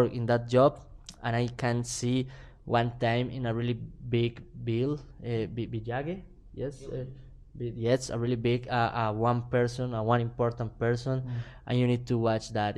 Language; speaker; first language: English; non-native, learner; Spanish